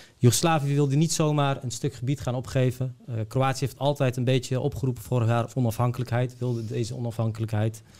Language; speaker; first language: Dutch; early bilingual, other home language; Bosnian